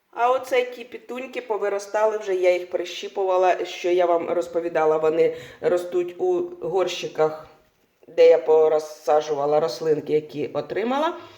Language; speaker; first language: Ukrainian; non-native, local second language; Russian